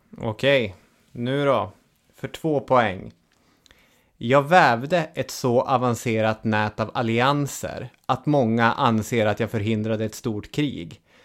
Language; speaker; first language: Swedish; native; Swedish